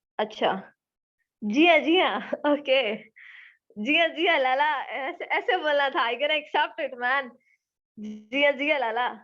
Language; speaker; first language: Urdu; native; Urdu